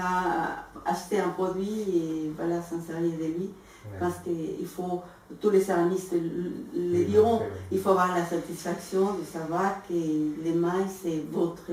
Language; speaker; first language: French; non-native, fluent; Spanish